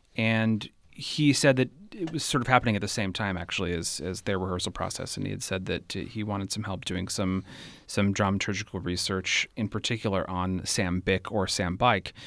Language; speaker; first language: English; native; English